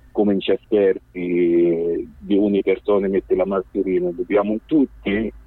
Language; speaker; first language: Italian; non-native, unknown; Arabic